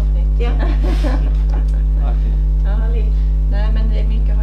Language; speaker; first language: Swedish; native; Swedish